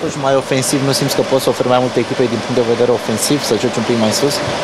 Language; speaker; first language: Romanian; native; Romanian